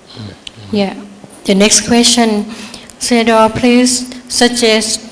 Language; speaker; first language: English; non-native, learner; Thai